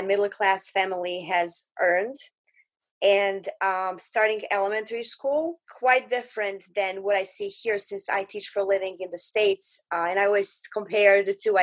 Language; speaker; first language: English; non-native, fluent; Bosnian